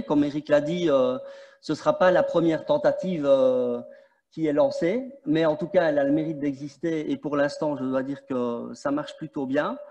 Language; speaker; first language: French; native; French